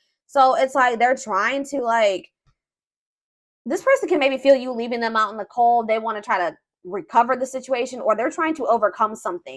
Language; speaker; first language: English; native; English